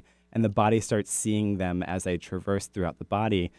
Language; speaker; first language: English; native; English